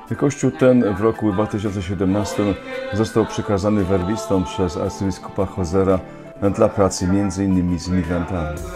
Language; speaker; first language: Polish; native; Polish